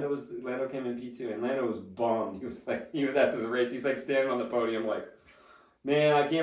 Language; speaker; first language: English; native; English